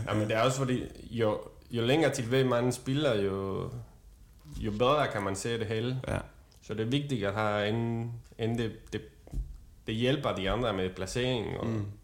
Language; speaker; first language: Danish; non-native, fluent; Spanish